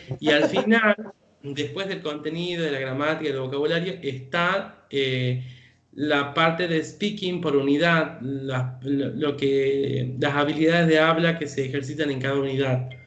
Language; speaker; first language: Spanish; native; Spanish